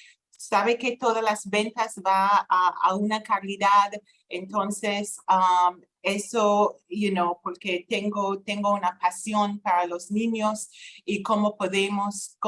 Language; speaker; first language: Spanish; non-native, fluent; English